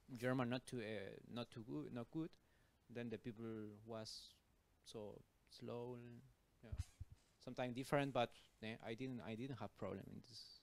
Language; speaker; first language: English; non-native, learner; Spanish